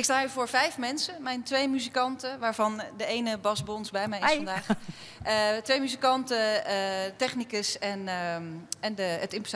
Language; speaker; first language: Dutch; native; Dutch